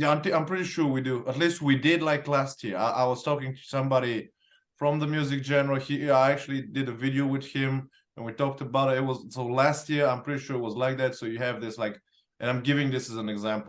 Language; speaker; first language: English; non-native, fluent; Bulgarian